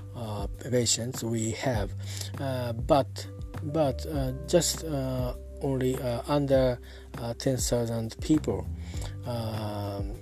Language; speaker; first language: English; non-native, learner; Japanese